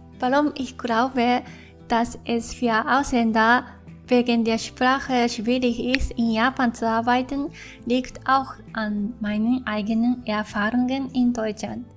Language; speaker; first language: German; non-native, fluent; Japanese